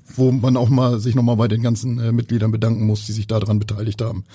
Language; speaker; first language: German; native; German